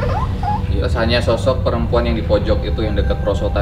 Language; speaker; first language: Indonesian; native; Indonesian